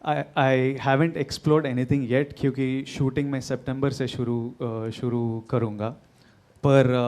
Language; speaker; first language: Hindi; non-native, local second language; Telugu